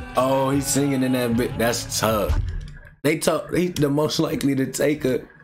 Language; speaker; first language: English; native; English